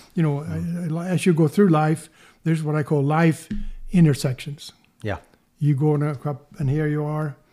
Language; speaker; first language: English; non-native, fluent; Swedish